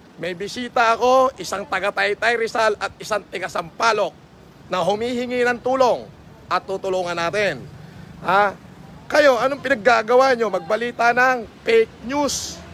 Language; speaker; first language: Filipino; native; Filipino